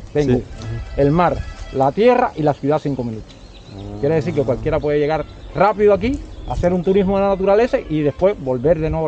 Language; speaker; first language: Spanish; native; Spanish